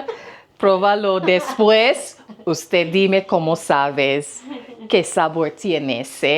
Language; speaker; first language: Spanish; non-native, learner; English